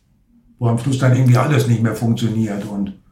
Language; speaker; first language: German; native; German